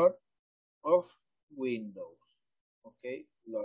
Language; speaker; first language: English; non-native, fluent; Spanish